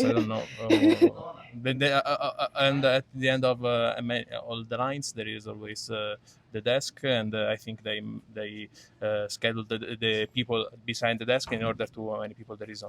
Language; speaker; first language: English; non-native, learner; Italian